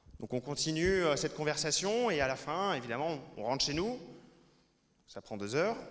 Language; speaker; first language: French; native; French